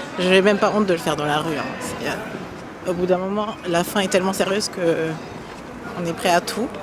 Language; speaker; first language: French; early bilingual, other home language; German